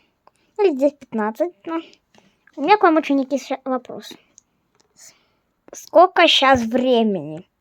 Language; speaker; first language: Russian; non-native, fluent; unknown